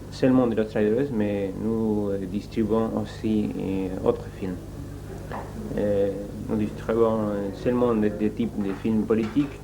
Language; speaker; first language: French; non-native, learner; Spanish